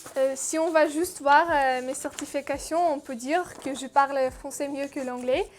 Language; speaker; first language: French; non-native, fluent; Russian